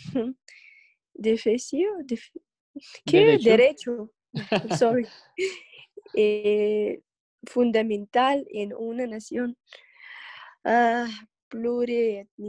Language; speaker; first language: Spanish; non-native, learner; English